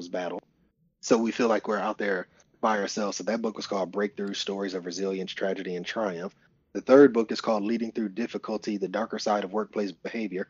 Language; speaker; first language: English; native; English